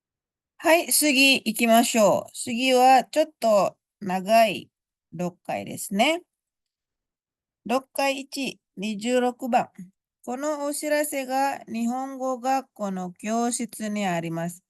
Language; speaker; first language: Japanese; non-native, fluent; Indonesian